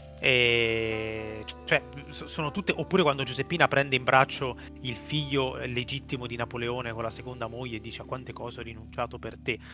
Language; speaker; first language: Italian; native; Italian